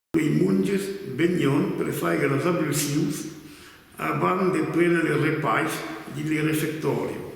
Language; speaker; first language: Occitan; native; Occitan